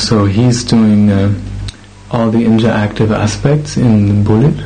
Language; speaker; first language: English; non-native, fluent; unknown